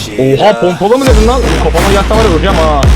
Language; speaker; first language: Turkish; native; Turkish